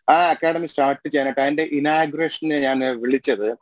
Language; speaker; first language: Malayalam; native; Malayalam